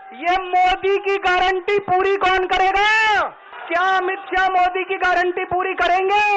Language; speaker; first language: Hindi; native; Hindi